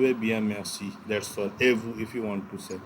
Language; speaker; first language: French; non-native, fluent; Urdu